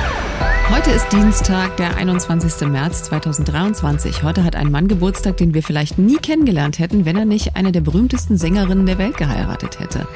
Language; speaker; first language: German; native; German